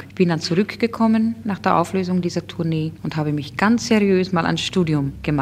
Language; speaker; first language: German; native; German